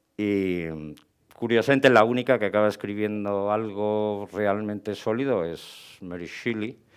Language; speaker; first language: Spanish; native; Spanish